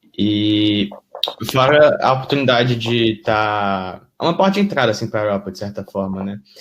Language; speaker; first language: Portuguese; native; Portuguese